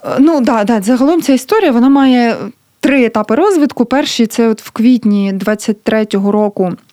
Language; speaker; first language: Ukrainian; native; Ukrainian